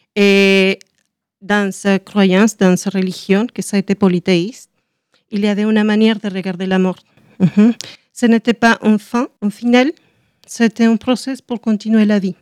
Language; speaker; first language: French; non-native, learner; Spanish